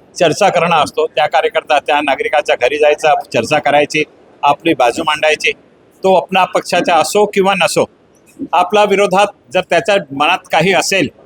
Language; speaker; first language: Marathi; non-native, local second language; Hindi